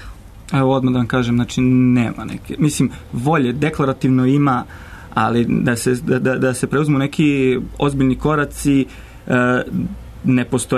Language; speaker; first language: Serbian; native; Serbian